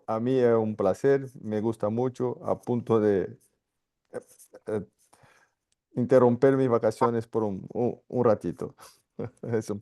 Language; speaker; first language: Spanish; non-native, fluent; Portuguese